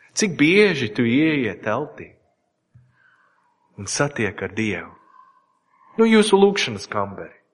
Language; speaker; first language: Latvian; non-native, learner; English